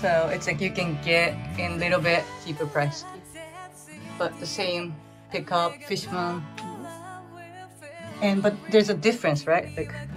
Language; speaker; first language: English; non-native, fluent; Japanese